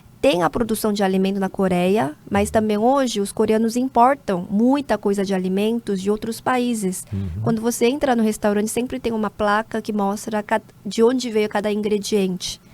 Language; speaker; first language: Portuguese; non-native, fluent; Korean